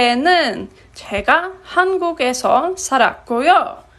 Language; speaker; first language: Korean; non-native, fluent; English